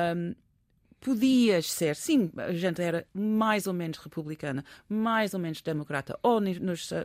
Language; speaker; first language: Portuguese; non-native, fluent; English